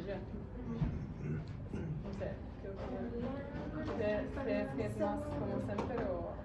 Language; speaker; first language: Spanish; non-native, fluent; Italian